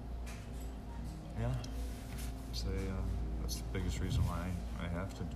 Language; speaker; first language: English; native; English